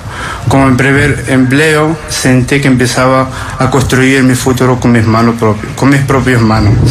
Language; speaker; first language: Spanish; non-native, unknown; Arabic